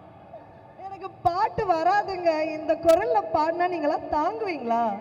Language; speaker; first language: Tamil; native; Tamil